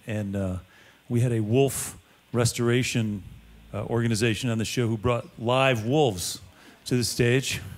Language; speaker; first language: English; native; English